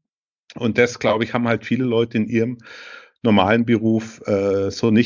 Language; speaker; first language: German; native; German